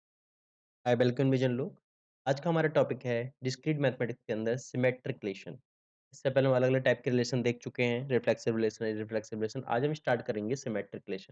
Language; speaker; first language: Hindi; native; Hindi